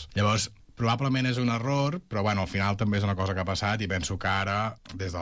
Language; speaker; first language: Catalan; native; Catalan